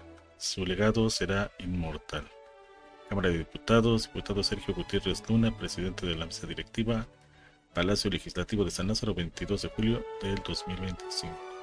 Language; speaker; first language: Spanish; native; Spanish